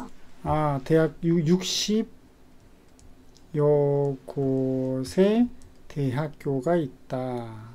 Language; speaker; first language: Korean; native; Korean